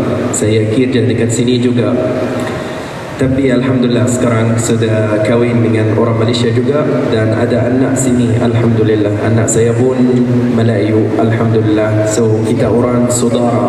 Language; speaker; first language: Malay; non-native, fluent; Arabic